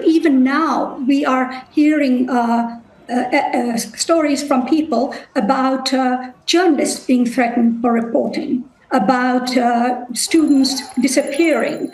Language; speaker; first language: English; non-native, local second language; Bangla